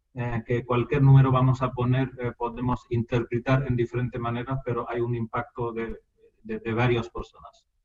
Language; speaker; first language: Spanish; non-native, fluent; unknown